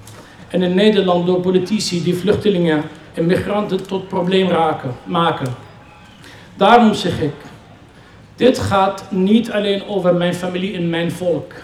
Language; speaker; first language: Dutch; non-native, fluent; Arabic